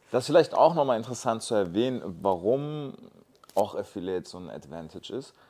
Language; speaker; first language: German; native; German